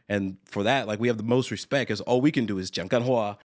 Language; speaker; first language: English; early bilingual, other home language; Chinese